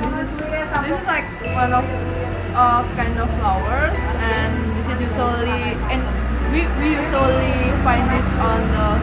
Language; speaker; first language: English; non-native, learner; Indonesian